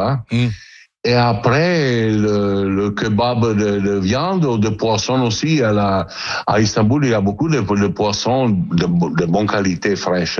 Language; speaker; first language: French; non-native, learner; Italian